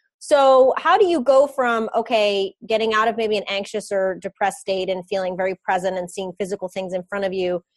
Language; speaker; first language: English; native; English